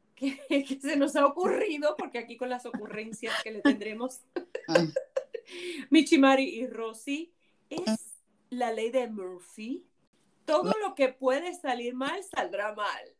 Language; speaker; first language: Spanish; native; Spanish